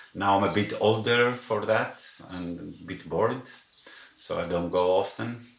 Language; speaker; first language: English; non-native, fluent; Greek